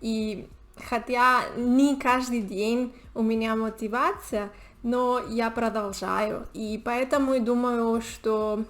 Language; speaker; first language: Russian; non-native, learner; Spanish